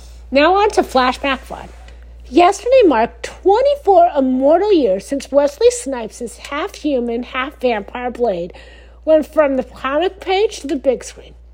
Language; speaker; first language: English; native; English